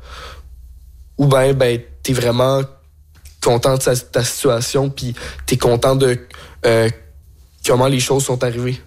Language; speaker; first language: French; native; French